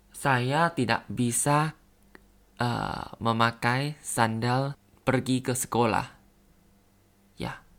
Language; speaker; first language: Indonesian; non-native, learner; Thai